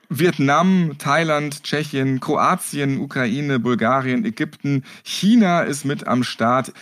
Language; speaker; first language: German; native; German